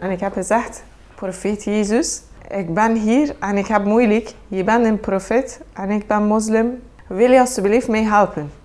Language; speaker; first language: Dutch; non-native, fluent; Persian